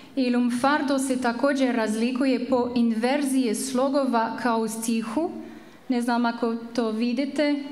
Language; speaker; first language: Serbian; non-native, fluent; French